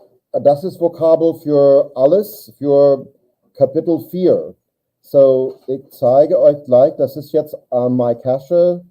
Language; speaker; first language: German; non-native, learner; English